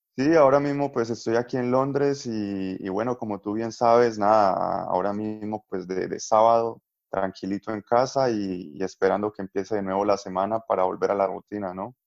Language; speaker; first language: Spanish; native; Spanish